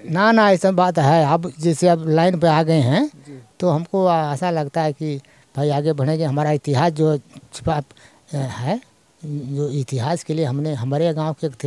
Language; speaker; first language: Hindi; native; Hindi